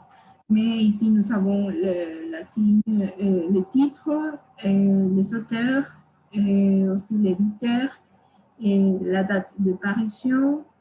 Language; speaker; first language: French; non-native, fluent; Spanish